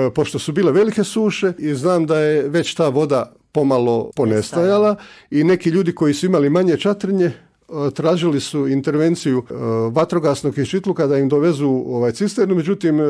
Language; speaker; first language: Croatian; native; Croatian